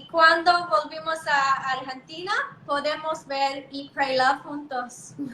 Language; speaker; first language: Spanish; non-native, learner; English